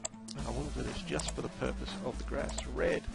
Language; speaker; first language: English; native; English